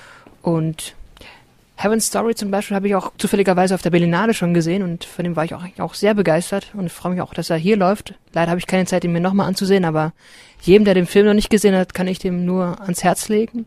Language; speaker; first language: German; native; German